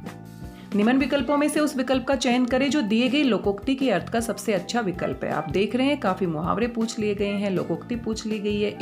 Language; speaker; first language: Hindi; native; Hindi